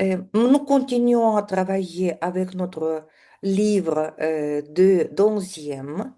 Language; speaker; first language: French; non-native, fluent; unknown